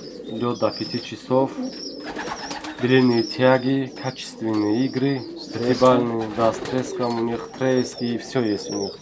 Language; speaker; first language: Russian; non-native, local second language; Tajik